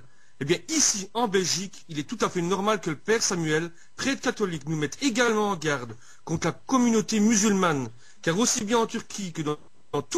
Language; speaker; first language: French; native; French